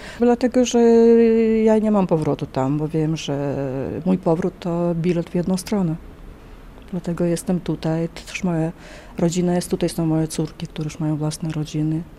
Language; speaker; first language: Polish; early bilingual, heritage; Polish